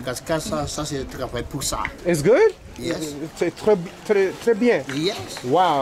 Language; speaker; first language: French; non-native, learner; English